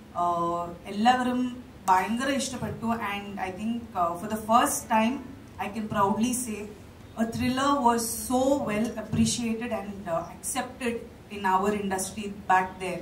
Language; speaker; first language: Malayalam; non-native, fluent; Kannada